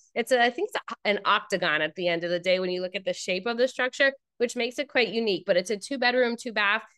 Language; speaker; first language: English; native; English